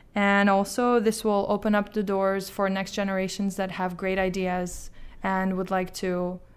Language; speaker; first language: English; non-native, fluent; Azerbaijani